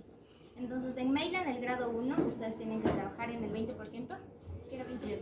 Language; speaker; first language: Spanish; native; Spanish